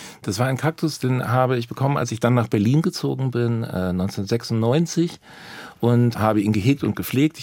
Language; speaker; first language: German; native; German